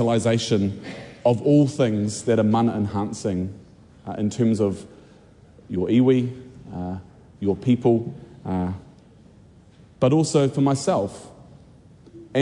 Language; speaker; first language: English; native; English